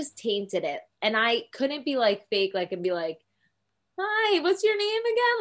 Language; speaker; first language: English; native; English